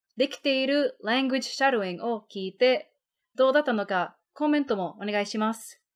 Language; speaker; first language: Japanese; non-native, fluent; English